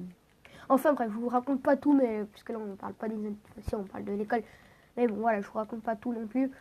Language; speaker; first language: French; native; French